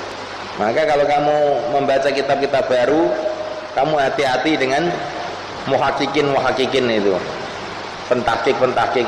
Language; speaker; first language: Indonesian; native; Indonesian